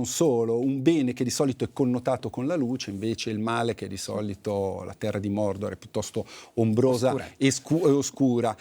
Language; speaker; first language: Italian; native; Italian